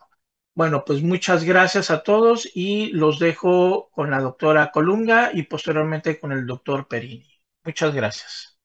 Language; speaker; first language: Spanish; native; Spanish